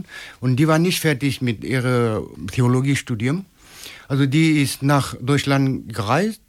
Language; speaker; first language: German; non-native, learner; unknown